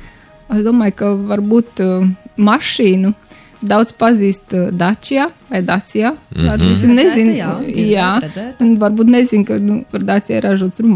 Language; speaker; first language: Latvian; non-native, learner; Romanian